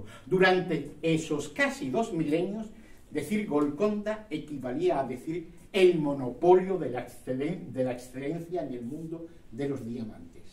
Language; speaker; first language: Spanish; native; Spanish